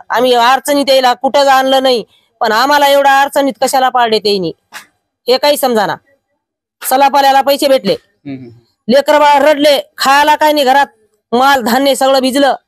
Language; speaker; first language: Marathi; non-native, local second language; Lambadi